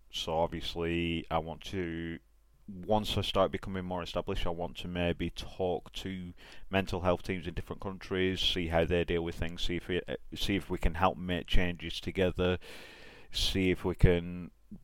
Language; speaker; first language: English; native; English